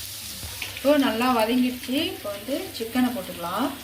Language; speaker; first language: Tamil; native; Tamil